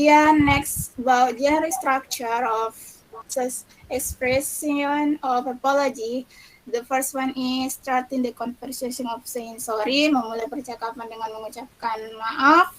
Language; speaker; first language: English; non-native, fluent; Indonesian